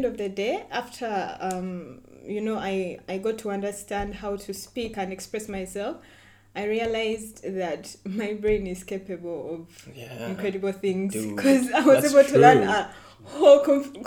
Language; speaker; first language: English; non-native, local second language; Ganda